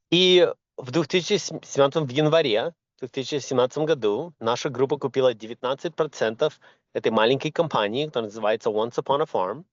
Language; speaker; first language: Russian; early bilingual, other home language; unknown